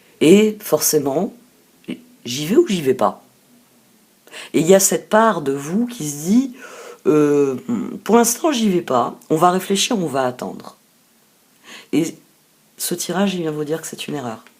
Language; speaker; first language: French; native; French